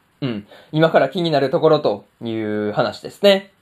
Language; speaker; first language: Japanese; native; Japanese